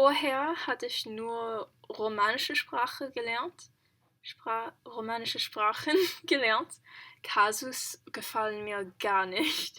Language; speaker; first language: German; non-native, learner; English